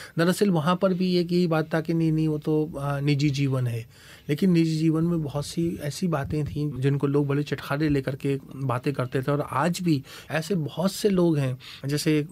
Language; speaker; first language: Hindi; native; Hindi